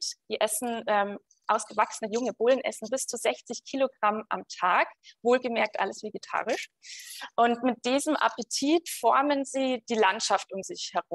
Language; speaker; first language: German; native; German